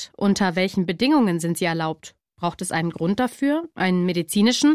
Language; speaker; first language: German; native; German